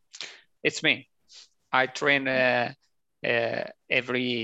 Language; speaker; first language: English; non-native, learner; Italian